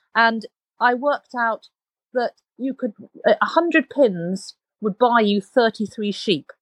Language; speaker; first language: English; native; English